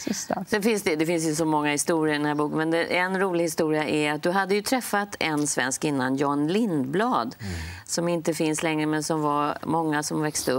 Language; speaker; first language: Swedish; native; Swedish